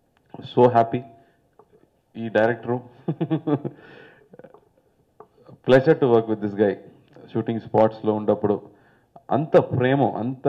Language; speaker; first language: Telugu; non-native, learner; Tamil